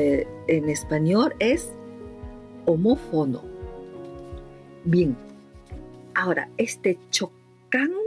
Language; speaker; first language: Spanish; non-native, fluent; Japanese